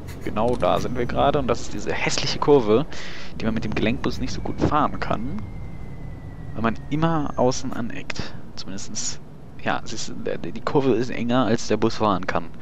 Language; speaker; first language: German; native; German